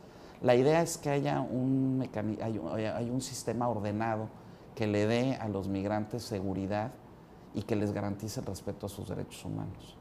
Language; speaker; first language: Spanish; native; Spanish